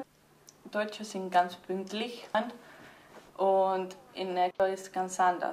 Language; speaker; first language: German; early bilingual, heritage; Spanish